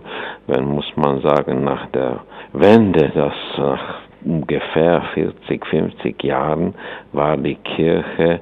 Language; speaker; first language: German; non-native, fluent; Czech